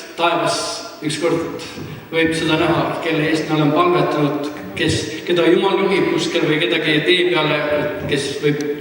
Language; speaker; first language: Estonian; native; Estonian